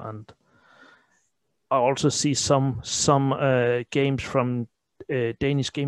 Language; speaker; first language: English; non-native, fluent; Danish